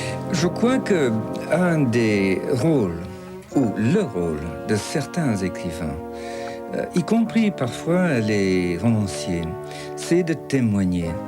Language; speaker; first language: French; non-native, fluent; English